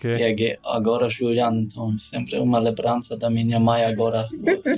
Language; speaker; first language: Portuguese; non-native, learner; German